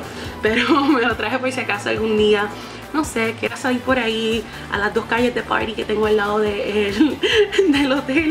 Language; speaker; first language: Spanish; native; Spanish